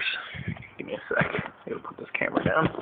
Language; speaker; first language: English; native; English